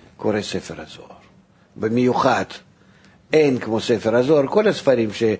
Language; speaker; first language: Hebrew; non-native, fluent; Russian